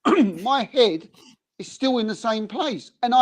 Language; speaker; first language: English; native; English